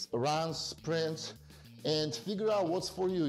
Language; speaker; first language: English; non-native, fluent; Polish